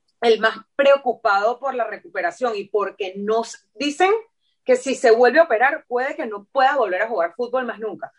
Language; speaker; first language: Spanish; native; Spanish